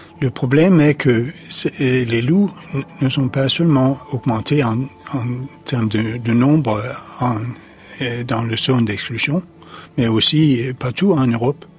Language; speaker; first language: French; non-native, fluent; Danish